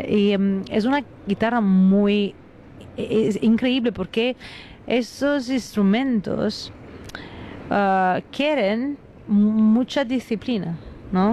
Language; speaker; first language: Spanish; non-native, fluent; Italian